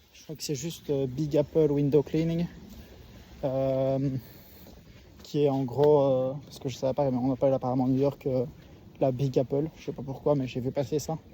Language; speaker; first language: French; native; French